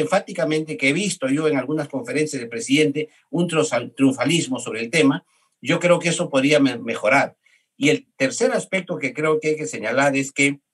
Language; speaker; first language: Spanish; native; Spanish